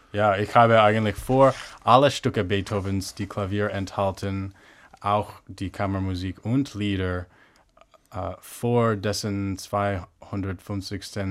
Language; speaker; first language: German; non-native, fluent; English